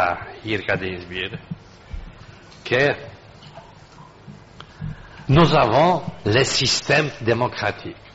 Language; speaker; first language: French; non-native, fluent; Polish